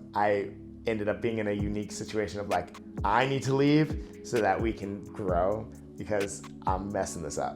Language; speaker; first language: English; native; English